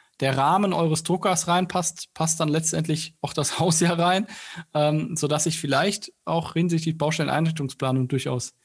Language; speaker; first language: German; native; German